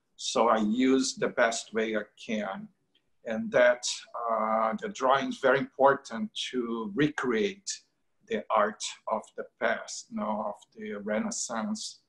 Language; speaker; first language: English; non-native, fluent; Portuguese